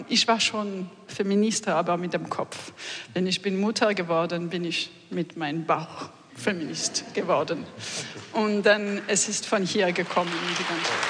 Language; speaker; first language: German; non-native, learner; French